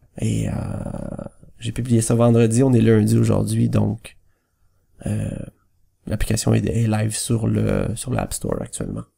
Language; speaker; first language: French; native; French